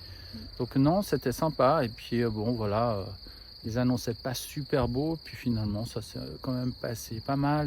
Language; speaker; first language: French; native; French